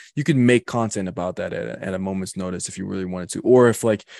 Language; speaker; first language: English; native; English